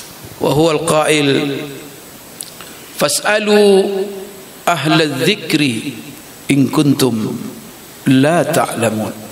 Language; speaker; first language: Arabic; non-native, fluent; Indonesian